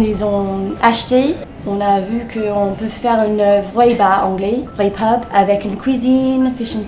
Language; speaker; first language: French; non-native, learner; English